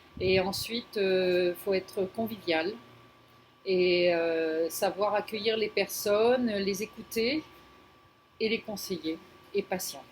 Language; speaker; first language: French; non-native, fluent; Spanish